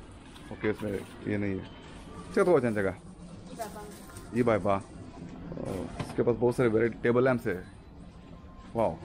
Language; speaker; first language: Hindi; non-native, local second language; Kannada